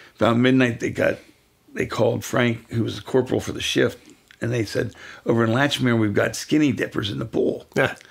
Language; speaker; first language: English; native; English